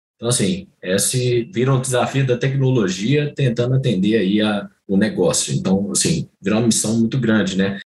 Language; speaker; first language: Portuguese; native; Portuguese